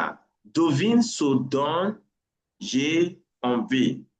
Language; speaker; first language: French; non-native, learner; English